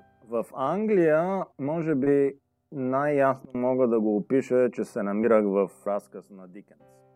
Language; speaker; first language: Bulgarian; early bilingual, heritage; Bulgarian